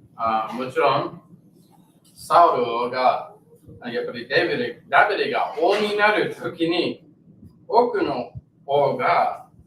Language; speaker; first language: Japanese; non-native, learner; English